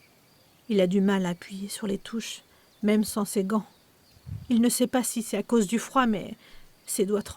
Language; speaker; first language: French; native; French